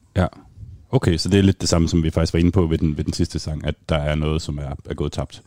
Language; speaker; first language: Danish; native; Danish